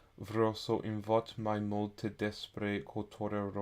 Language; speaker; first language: Romanian; non-native, learner; English